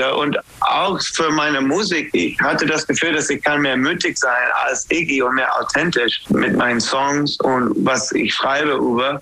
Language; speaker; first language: German; non-native, fluent; English